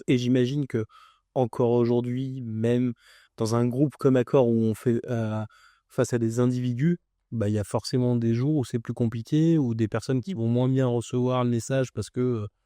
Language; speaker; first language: French; native; French